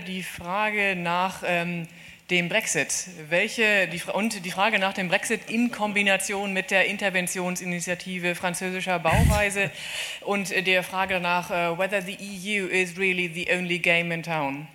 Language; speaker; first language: German; native; German